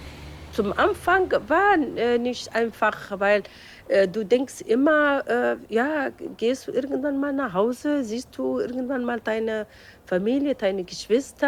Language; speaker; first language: German; non-native, fluent; Arabic